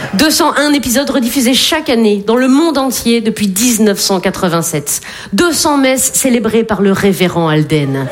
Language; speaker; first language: French; native; French